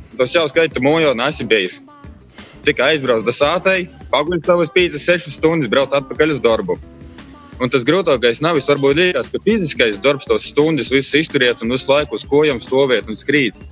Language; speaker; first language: Latvian; native; Latvian